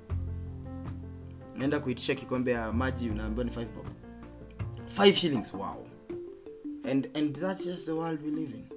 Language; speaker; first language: English; non-native, local second language; Kikuyu